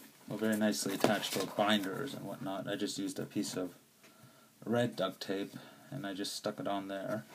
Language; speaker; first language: English; native; English